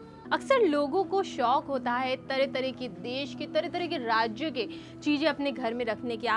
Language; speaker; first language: Hindi; native; Hindi